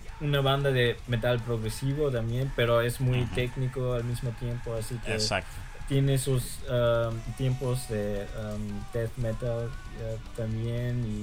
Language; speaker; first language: Spanish; early bilingual, heritage; German